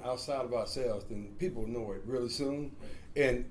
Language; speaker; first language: English; native; English